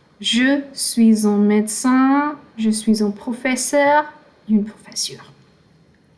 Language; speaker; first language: French; non-native, fluent; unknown